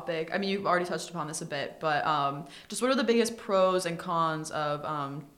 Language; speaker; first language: English; native; English